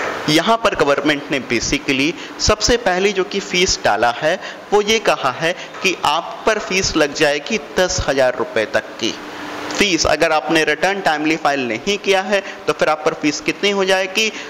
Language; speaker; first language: Hindi; native; Hindi